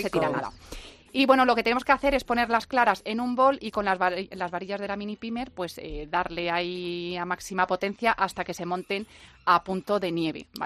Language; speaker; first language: Spanish; native; Spanish